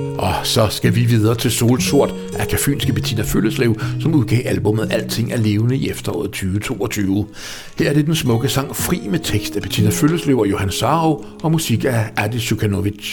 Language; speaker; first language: Danish; native; Danish